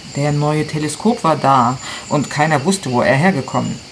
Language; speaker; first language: German; non-native, fluent; Italian